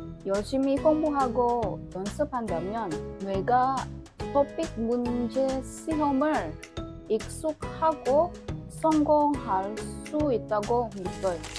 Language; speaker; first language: Korean; non-native, learner; Indonesian